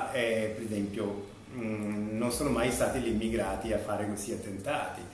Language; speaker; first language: Italian; non-native, fluent; Urdu